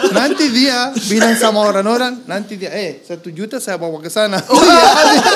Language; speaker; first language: Indonesian; non-native, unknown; Spanish